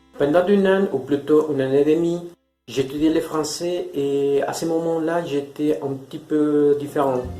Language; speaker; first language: French; non-native, fluent; Spanish